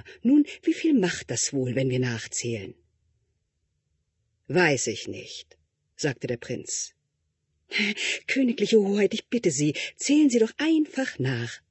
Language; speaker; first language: German; native; German